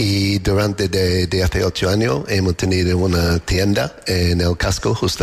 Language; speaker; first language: Spanish; non-native, fluent; English